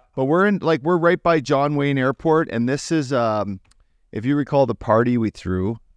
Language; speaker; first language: English; native; English